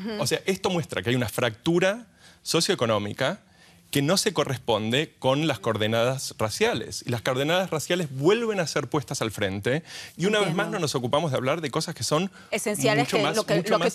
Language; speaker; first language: Spanish; native; Spanish